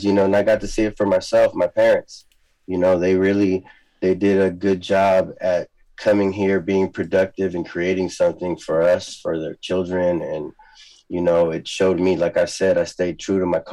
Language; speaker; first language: English; early bilingual, other home language; Spanish